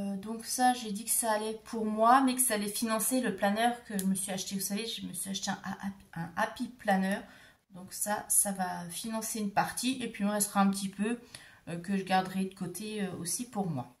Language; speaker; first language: French; native; French